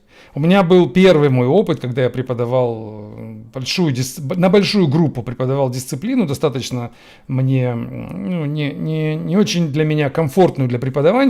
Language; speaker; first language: Russian; native; Russian